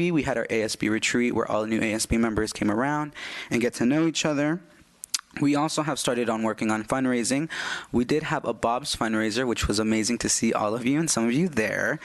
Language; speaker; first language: English; early bilingual, other home language; Spanish